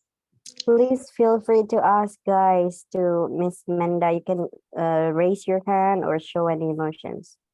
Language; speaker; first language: English; non-native, learner; Indonesian